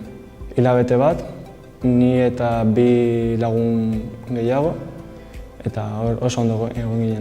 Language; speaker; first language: Basque; non-native, local second language; Spanish